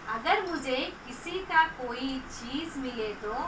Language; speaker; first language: Hindi; non-native, local second language; Telugu